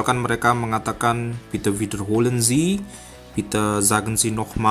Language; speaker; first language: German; non-native, fluent; Indonesian